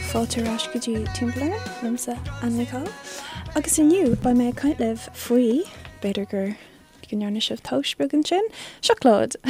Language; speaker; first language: Irish; non-native, local second language; English